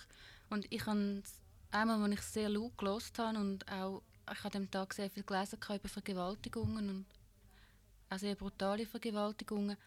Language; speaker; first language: German; native; German